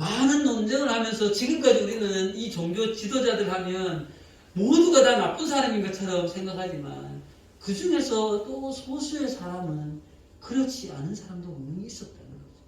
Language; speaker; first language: Korean; native; Korean